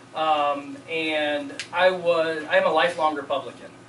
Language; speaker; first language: English; native; English